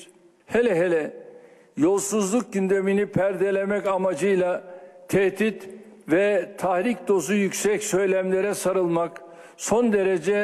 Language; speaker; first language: Turkish; native; Turkish